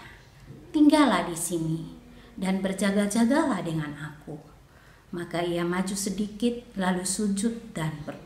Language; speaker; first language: Indonesian; native; Indonesian